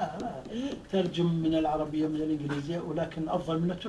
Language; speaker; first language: Arabic; native; Arabic